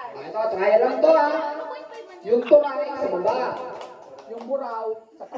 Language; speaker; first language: Filipino; native; Filipino